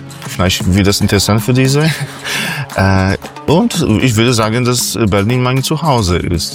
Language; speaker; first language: German; non-native, fluent; Polish